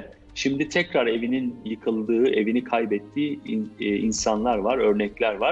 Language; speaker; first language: Turkish; native; Turkish